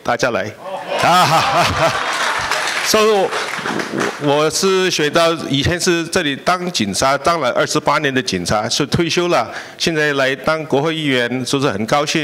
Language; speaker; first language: Chinese; early bilingual, heritage; Chinese